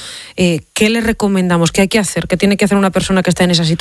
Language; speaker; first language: Spanish; native; Spanish